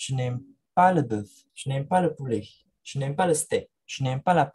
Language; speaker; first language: French; non-native, fluent; Indonesian